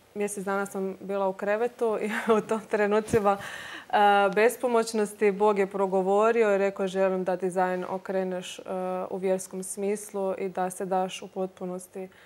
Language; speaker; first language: Croatian; native; Croatian